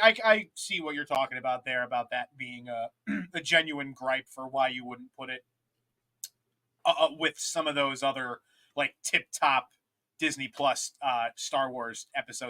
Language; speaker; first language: English; native; English